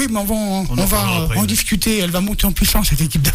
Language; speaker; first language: French; native; French